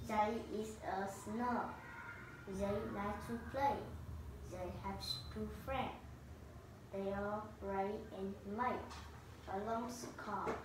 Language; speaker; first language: English; non-native, learner; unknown